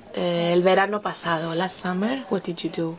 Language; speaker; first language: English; non-native, fluent; Spanish